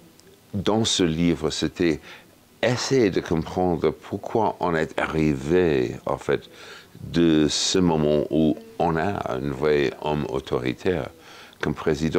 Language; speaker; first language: French; non-native, fluent; English